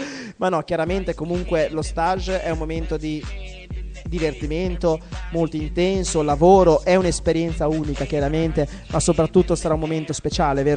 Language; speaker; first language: Italian; native; Italian